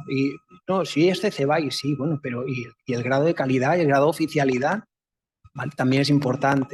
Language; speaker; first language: Spanish; native; Spanish